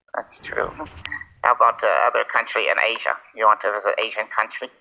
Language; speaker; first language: English; native; English